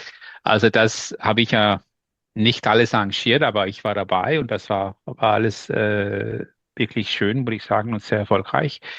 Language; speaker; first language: German; non-native, learner; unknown